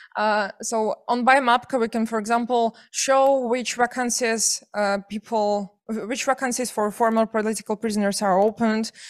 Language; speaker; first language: English; non-native, fluent; Belarusian